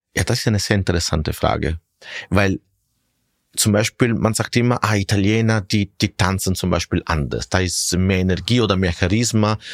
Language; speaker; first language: German; non-native, fluent; Italian